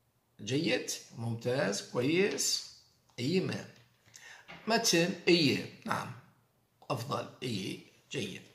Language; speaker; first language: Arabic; non-native, fluent; Turkish